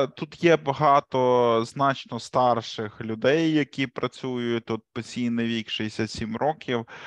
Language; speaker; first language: Ukrainian; native; Ukrainian